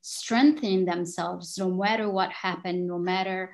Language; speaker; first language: English; non-native, fluent; Arabic